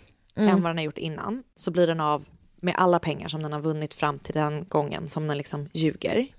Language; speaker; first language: Swedish; native; Swedish